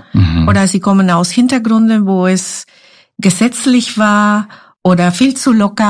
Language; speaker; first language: German; non-native, fluent; Spanish